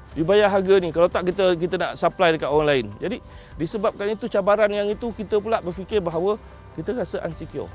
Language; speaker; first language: Malay; native; Malay